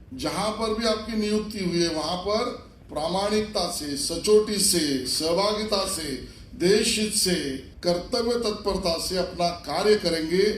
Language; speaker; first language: Hindi; non-native, local second language; Marathi